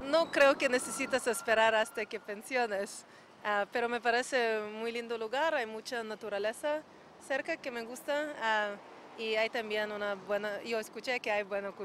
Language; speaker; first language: Spanish; non-native, learner; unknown